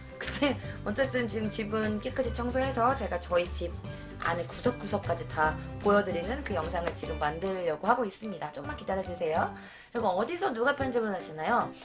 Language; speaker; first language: Korean; native; Korean